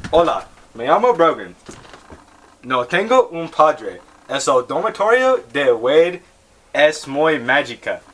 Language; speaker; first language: Spanish; non-native, learner; English